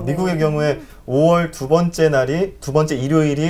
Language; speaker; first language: Korean; native; Korean